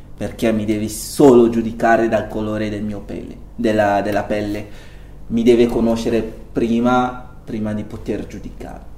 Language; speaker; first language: Italian; non-native, fluent; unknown